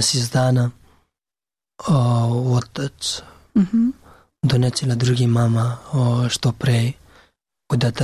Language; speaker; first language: Serbian; non-native, learner; Pashto